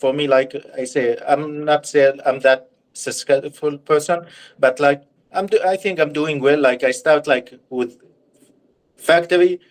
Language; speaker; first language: English; non-native, learner; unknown